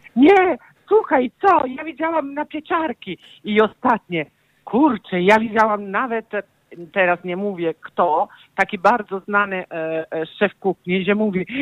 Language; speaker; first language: Polish; non-native, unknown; Italian